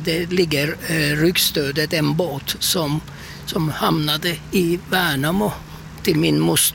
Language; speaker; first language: Swedish; non-native, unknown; Turkish